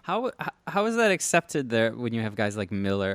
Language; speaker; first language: English; native; English